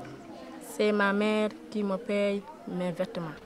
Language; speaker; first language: French; non-native, local second language; Fula